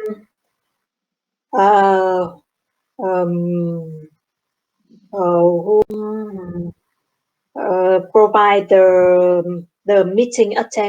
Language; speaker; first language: English; non-native, learner; Vietnamese